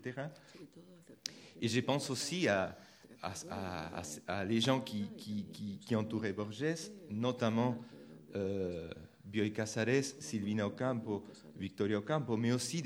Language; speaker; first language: French; non-native, fluent; Spanish